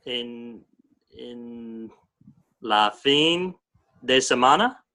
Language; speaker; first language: Spanish; non-native, learner; English